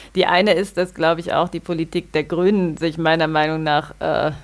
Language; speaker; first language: German; native; German